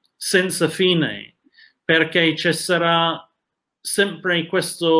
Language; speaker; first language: Italian; non-native, fluent; English